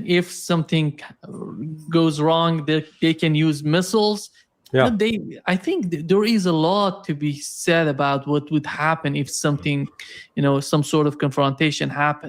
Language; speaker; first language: English; non-native, fluent; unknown